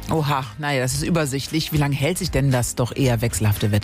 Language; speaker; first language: German; native; German